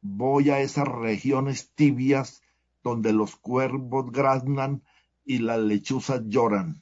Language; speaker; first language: Spanish; native; Spanish